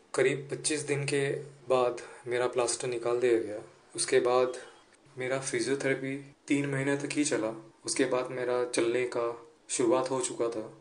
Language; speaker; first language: Hindi; non-native, local second language; Gujarati